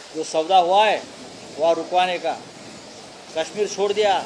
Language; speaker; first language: Hindi; non-native, local second language; Marathi